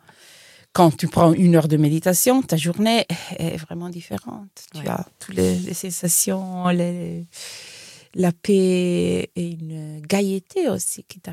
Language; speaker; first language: French; non-native, fluent; Italian